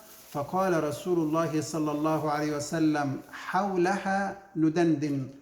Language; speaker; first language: Arabic; native; Arabic